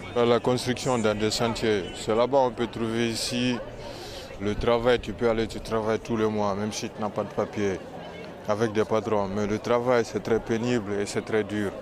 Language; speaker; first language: French; non-native, local second language; Fula